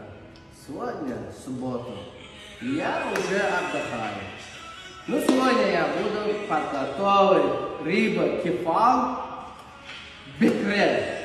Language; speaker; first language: Russian; non-native, learner; Turkmen